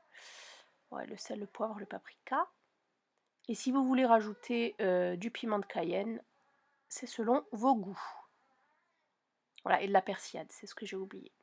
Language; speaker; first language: French; native; French